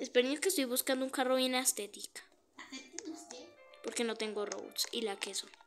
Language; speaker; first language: Spanish; native; Spanish